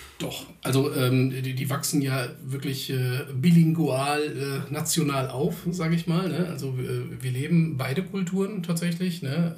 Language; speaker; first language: German; early bilingual, other home language; Turkish